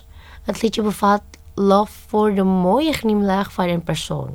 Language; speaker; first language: Dutch; non-native, fluent; Indonesian